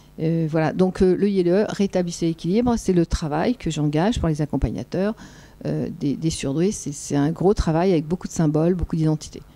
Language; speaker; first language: French; native; French